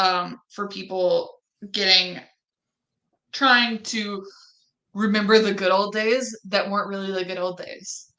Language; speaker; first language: English; native; English